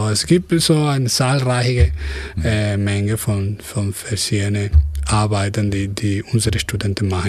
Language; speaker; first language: German; non-native, fluent; Spanish